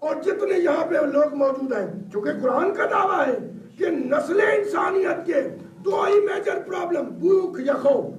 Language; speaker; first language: Urdu; non-native, local second language; Punjabi